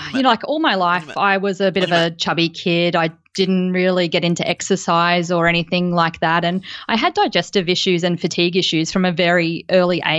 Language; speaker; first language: English; native; English